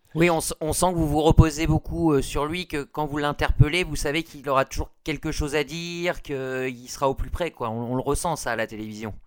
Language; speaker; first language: French; native; French